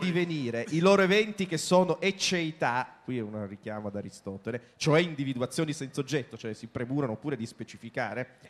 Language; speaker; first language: Italian; native; Italian